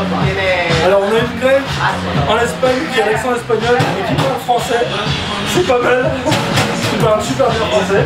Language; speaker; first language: French; native; French